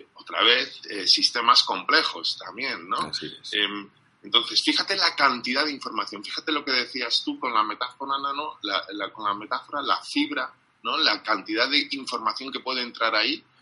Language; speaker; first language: Spanish; non-native, fluent; English